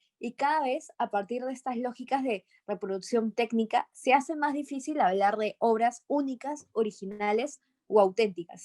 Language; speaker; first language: Spanish; native; Spanish